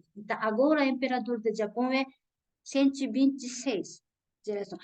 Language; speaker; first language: Portuguese; non-native, learner; Japanese